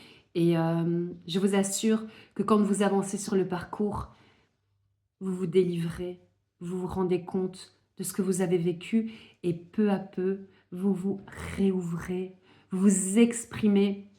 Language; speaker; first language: French; native; French